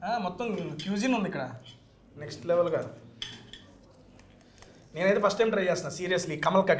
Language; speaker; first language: Telugu; native; Telugu